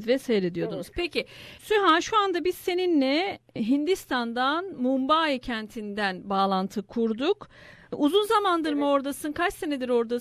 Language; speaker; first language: Turkish; native; Turkish